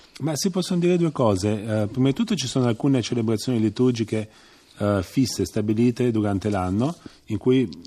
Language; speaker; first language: Italian; native; Italian